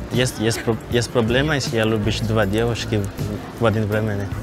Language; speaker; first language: Russian; non-native, learner; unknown